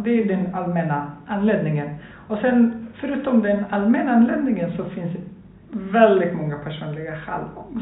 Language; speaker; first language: Swedish; non-native, fluent; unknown